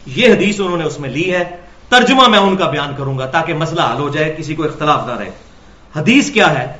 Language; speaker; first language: Urdu; non-native, local second language; Punjabi